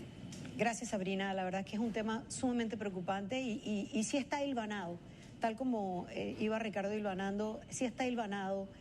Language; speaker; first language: Spanish; native; Spanish